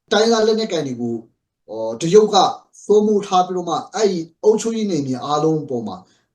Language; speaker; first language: Burmese; non-native, local second language; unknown